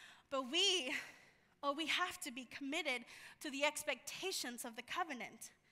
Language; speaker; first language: English; early bilingual, other home language; Spanish